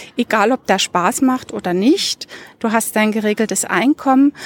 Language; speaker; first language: German; native; German